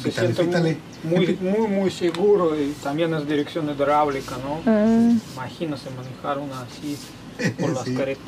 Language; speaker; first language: Spanish; non-native, fluent; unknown